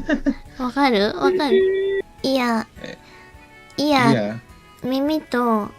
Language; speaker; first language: Japanese; native; Japanese